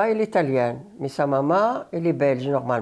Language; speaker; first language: French; non-native, learner; Arabic